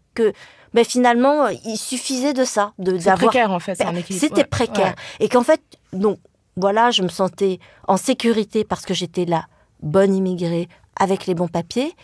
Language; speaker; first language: French; early bilingual, other home language; Vietnamese